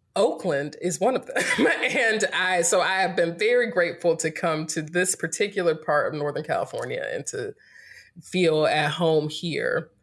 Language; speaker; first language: English; native; English